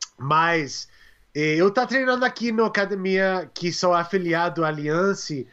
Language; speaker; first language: Portuguese; non-native, learner; English